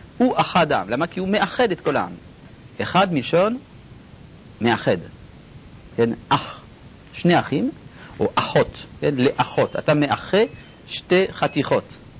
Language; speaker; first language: Hebrew; non-native, fluent; French